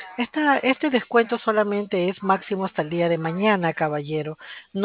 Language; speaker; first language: Spanish; native; Spanish